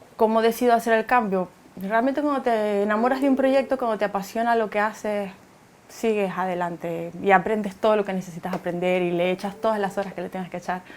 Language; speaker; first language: Spanish; native; Spanish